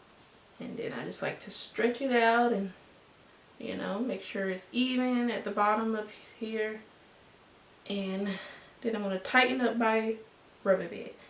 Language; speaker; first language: English; native; English